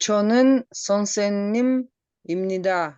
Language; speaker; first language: Korean; non-native, learner; Kyrgyz